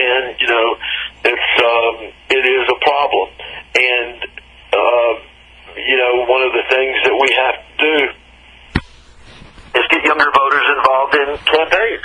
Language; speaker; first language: English; native; English